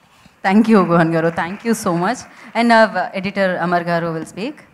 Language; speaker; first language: Telugu; native; Telugu